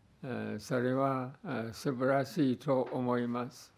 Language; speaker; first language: Japanese; non-native, fluent; English